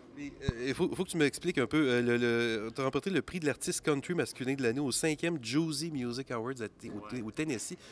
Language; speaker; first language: French; native; French